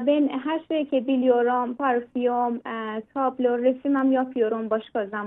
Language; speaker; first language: Turkish; non-native, learner; Persian